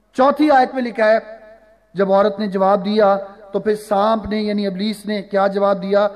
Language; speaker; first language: Urdu; non-native, local second language; Punjabi